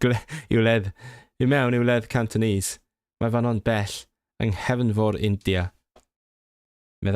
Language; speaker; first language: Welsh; non-native, learner; Cantonese